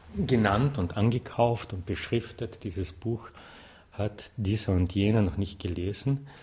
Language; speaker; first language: German; native; German